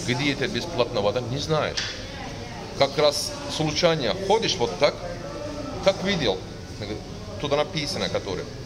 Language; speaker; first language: Russian; non-native, learner; Turkish